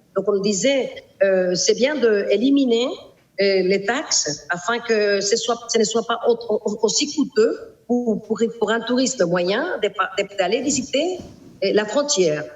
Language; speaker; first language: French; non-native, fluent; Spanish